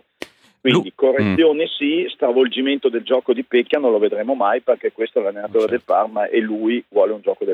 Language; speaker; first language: Italian; native; Italian